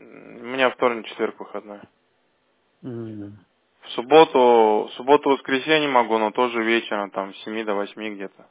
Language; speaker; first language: Russian; native; Russian